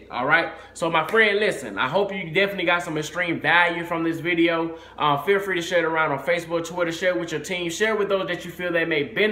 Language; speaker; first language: English; native; English